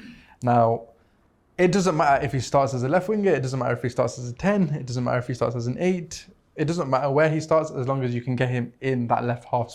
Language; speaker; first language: English; native; English